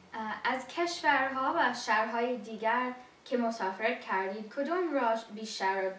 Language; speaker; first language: Persian; early bilingual, heritage; English